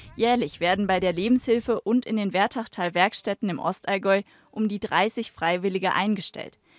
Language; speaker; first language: German; native; German